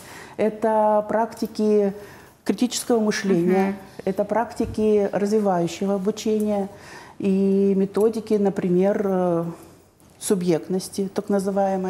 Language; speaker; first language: Russian; native; Russian